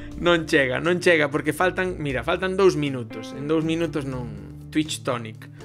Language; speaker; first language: Galician; non-native, local second language; Spanish